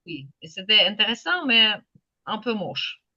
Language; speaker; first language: French; non-native, fluent; Ukrainian